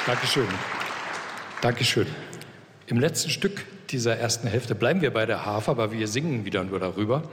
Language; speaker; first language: German; native; German